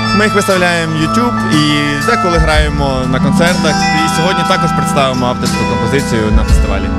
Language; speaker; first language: Ukrainian; native; Ukrainian